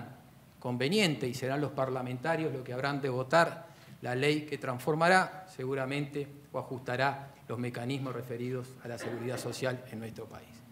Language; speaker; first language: Spanish; native; Spanish